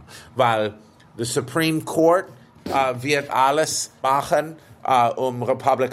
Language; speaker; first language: German; non-native, fluent; English